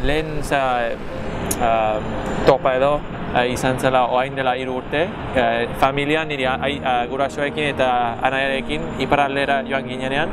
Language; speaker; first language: Basque; non-native, fluent; English